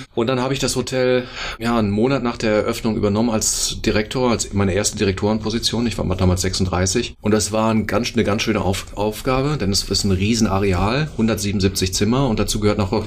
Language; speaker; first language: German; native; German